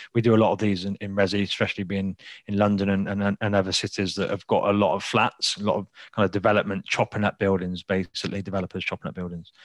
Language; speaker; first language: English; native; English